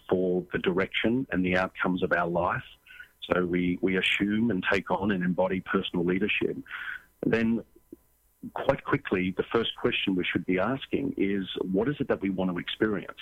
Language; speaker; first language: English; native; English